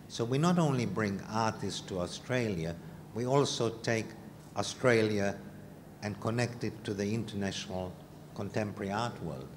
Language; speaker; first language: English; non-native, fluent; Hungarian